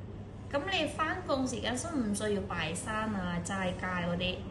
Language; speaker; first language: Cantonese; native; Cantonese